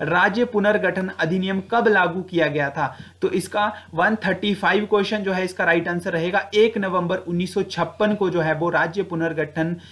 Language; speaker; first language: Hindi; native; Hindi